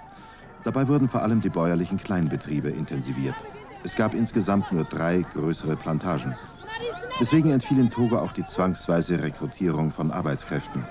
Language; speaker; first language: German; native; German